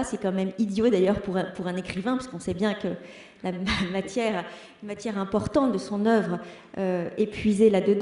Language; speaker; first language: French; native; French